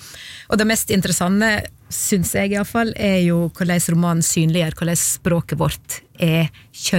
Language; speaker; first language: Norwegian; native; Norwegian